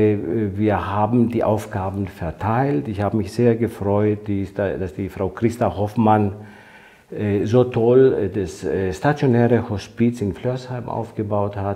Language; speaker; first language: German; non-native, fluent; Greek